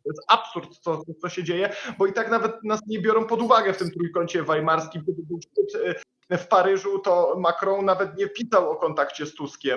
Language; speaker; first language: Polish; native; Polish